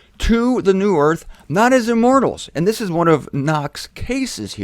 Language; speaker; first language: English; native; English